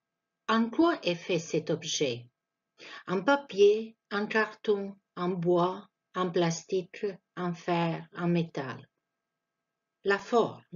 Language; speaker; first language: French; non-native, fluent; Croatian